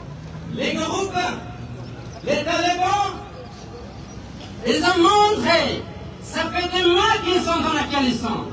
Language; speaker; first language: French; non-native, fluent; Persian